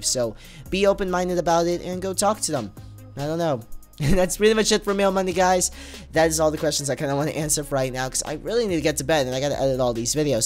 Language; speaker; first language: English; native; English